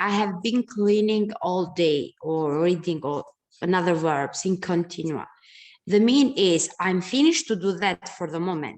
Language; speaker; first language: English; non-native, learner; Spanish